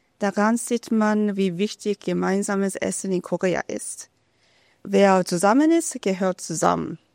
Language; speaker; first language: German; non-native, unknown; Korean